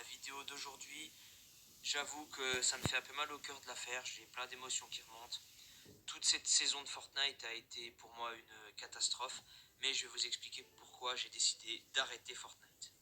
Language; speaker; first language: French; native; French